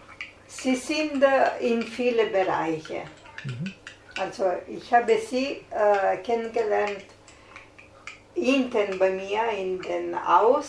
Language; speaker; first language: German; non-native, learner; Italian